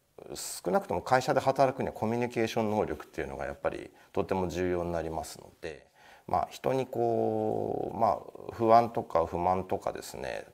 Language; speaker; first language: Japanese; native; Japanese